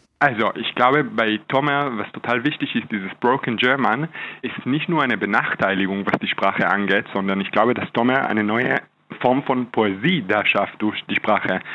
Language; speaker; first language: German; non-native, fluent; Hebrew